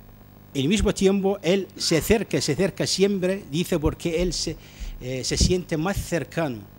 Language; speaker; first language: Spanish; non-native, fluent; Arabic